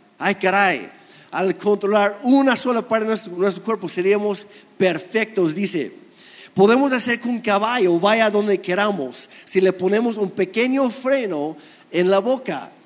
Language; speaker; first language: Spanish; non-native, fluent; English